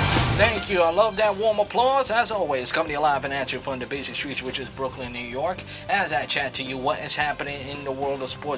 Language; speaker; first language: English; native; English